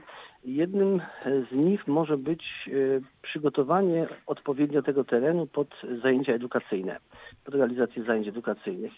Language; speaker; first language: Polish; native; Polish